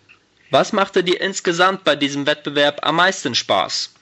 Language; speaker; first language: German; native; German